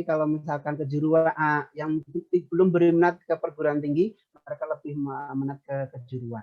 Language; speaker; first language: Indonesian; native; Indonesian